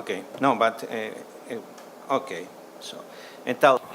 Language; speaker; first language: Portuguese; non-native, learner; Spanish